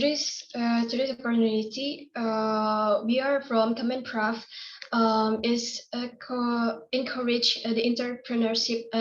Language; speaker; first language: English; non-native, learner; Indonesian